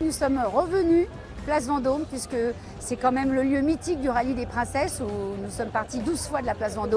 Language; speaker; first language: French; native; French